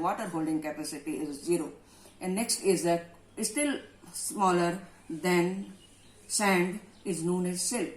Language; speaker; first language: English; non-native, local second language; Hindi